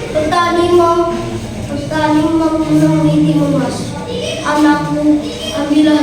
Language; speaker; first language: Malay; non-native, local second language; Javanese